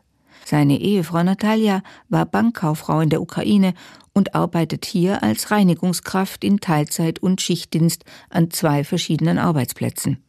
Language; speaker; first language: German; native; German